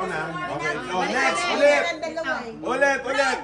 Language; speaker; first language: Filipino; native; Filipino